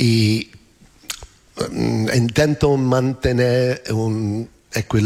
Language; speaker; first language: Spanish; non-native, learner; English